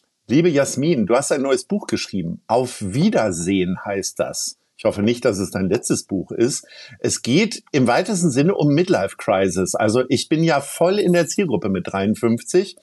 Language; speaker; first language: German; native; German